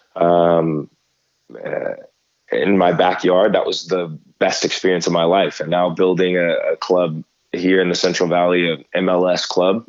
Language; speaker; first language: English; native; English